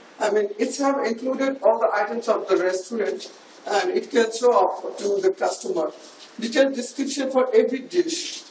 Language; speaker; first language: English; non-native, learner; Bangla